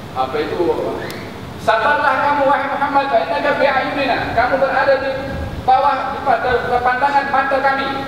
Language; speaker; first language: Malay; native; Malay